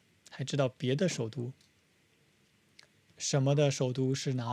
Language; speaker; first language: Chinese; non-native, fluent; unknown